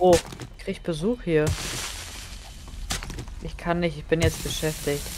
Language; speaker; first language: German; native; German